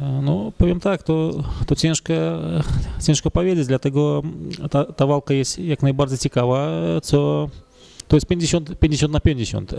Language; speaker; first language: Polish; non-native, fluent; Russian